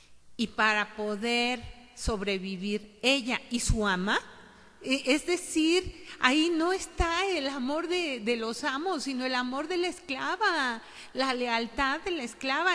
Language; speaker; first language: Spanish; native; Spanish